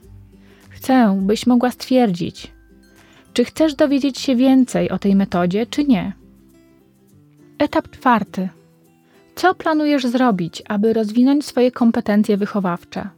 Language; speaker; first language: Polish; native; Polish